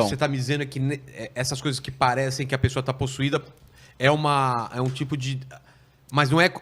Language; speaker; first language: Portuguese; native; Portuguese